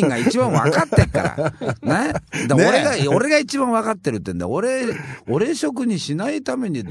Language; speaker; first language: Japanese; native; Japanese